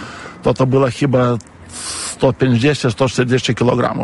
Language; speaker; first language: Polish; non-native, fluent; Lithuanian